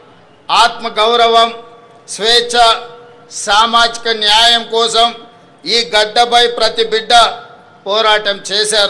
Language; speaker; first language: Telugu; native; Telugu